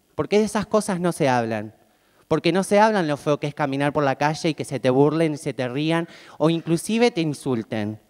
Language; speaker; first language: Spanish; native; Spanish